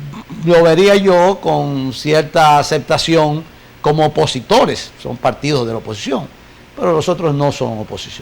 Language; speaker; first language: Spanish; native; Spanish